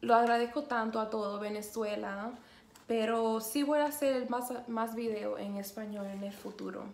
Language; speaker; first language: Spanish; early bilingual, other home language; English